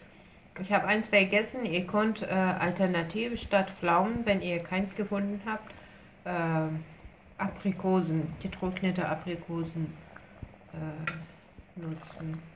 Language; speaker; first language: German; non-native, fluent; Persian